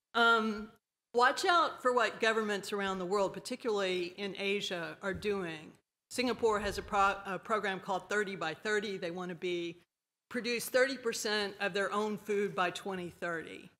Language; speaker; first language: English; native; English